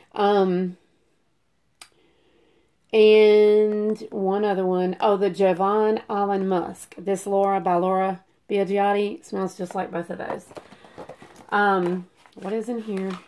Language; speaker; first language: English; native; English